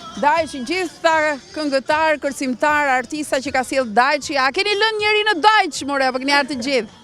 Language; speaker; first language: Albanian; native; Albanian